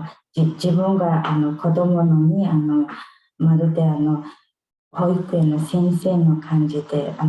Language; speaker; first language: Japanese; non-native, fluent; Mongolian